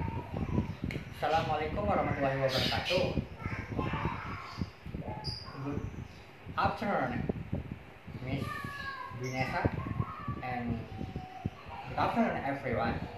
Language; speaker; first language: English; non-native, learner; Indonesian